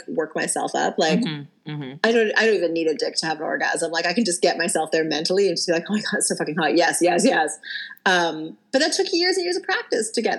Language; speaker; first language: English; native; English